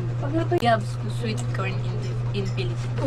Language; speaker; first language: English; non-native, learner; Filipino